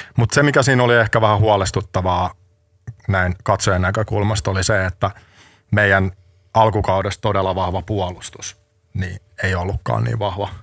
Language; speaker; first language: Finnish; native; Finnish